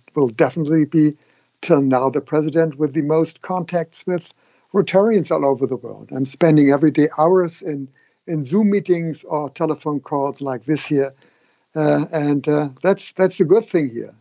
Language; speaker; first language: English; non-native, fluent; German